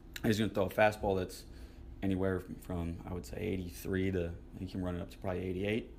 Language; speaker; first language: English; native; English